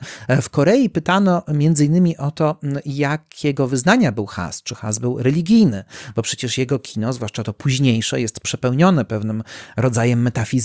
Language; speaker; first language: Polish; native; Polish